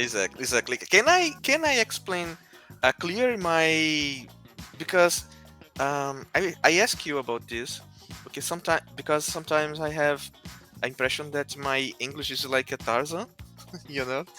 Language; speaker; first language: English; non-native, learner; Portuguese